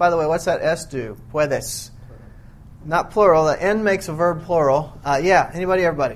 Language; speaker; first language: English; native; English